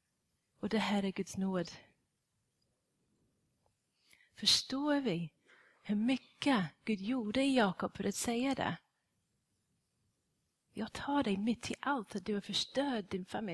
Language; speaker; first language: Swedish; non-native, fluent; English